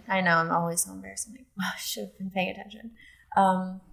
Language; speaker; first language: English; native; English